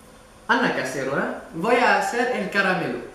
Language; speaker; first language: Spanish; non-native, learner; French